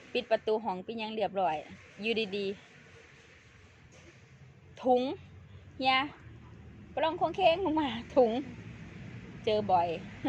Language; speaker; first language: Thai; native; Thai